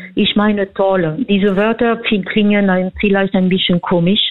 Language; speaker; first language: German; non-native, fluent; French